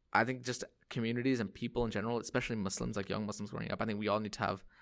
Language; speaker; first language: English; early bilingual, other home language; Hindi